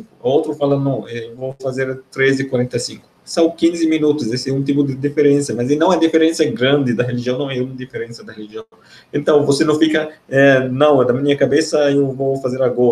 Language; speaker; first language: Portuguese; non-native, fluent; Arabic